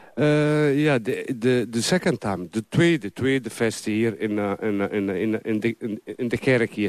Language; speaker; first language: Dutch; non-native, learner; Somali